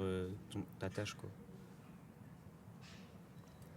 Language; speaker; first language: French; native; French